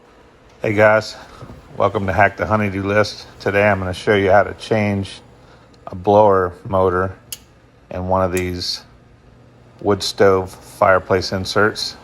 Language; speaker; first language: English; native; English